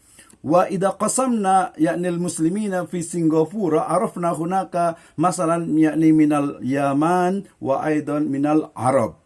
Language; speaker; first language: Arabic; non-native, fluent; Indonesian